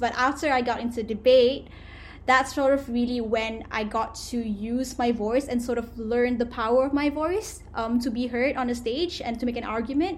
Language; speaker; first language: English; non-native, local second language; Malay